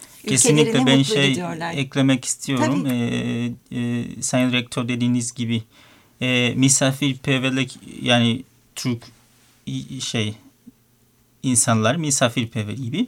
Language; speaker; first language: Turkish; non-native, learner; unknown